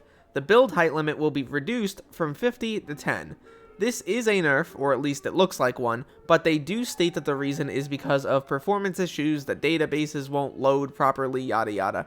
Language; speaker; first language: English; native; English